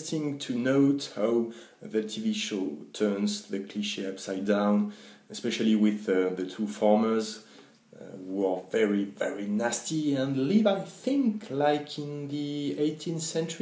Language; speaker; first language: English; non-native, fluent; French